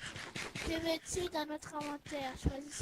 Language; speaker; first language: French; native; French